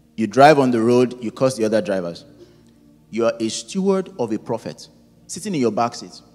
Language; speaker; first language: English; non-native, local second language; Yoruba